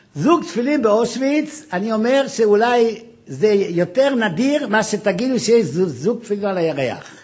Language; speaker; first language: Hebrew; non-native, fluent; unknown